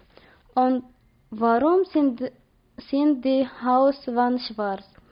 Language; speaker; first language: German; non-native, learner; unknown